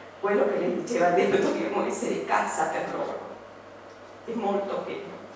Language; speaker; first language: Italian; non-native, fluent; Spanish